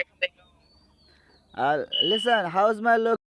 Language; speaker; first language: English; non-native, learner; Bangla